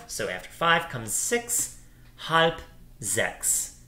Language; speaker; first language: English; native; English